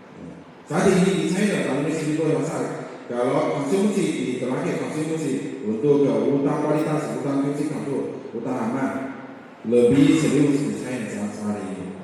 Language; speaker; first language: Indonesian; non-native, learner; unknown